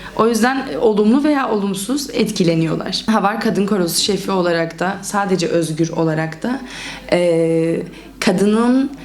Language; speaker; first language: Turkish; native; Turkish